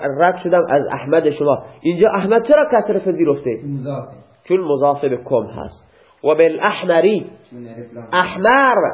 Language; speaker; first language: Persian; non-native, local second language; Baluchi